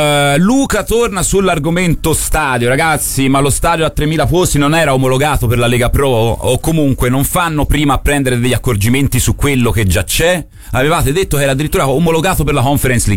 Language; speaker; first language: Italian; native; Italian